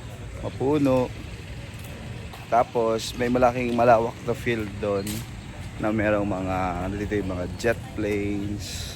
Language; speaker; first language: Filipino; native; Filipino